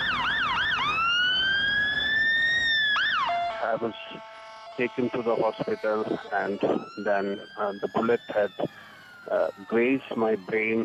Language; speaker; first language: English; non-native, local second language; Kashmiri